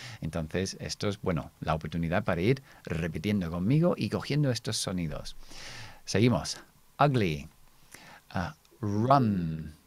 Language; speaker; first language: Spanish; non-native, fluent; English